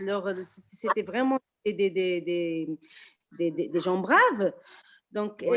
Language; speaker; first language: French; non-native, local second language; Arabic